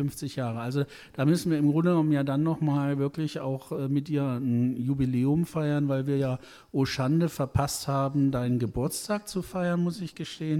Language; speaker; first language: German; native; German